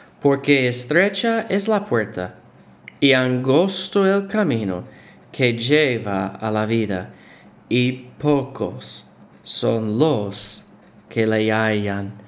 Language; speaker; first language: Spanish; non-native, fluent; English